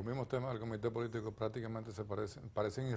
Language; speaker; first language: Spanish; native; Spanish